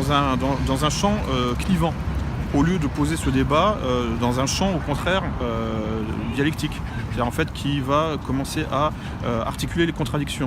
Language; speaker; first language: French; native; French